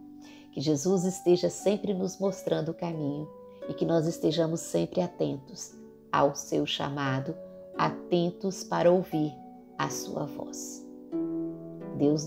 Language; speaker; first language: Portuguese; native; Portuguese